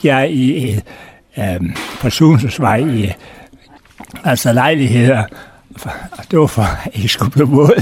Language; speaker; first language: Danish; native; Danish